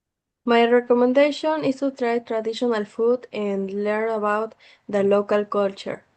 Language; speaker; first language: English; non-native, learner; Spanish